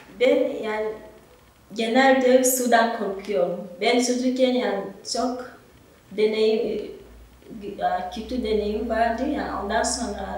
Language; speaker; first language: Turkish; non-native, learner; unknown